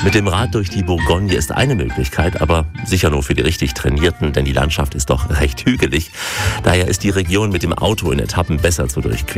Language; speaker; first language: German; native; German